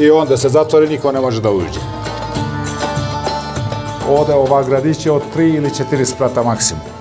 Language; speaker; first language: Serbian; early bilingual, heritage; Turkish